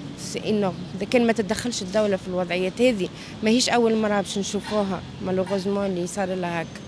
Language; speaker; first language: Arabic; native; Arabic